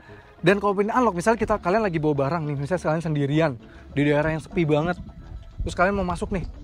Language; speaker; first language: Indonesian; native; Indonesian